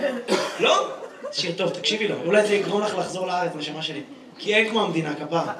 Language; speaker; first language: Hebrew; native; Hebrew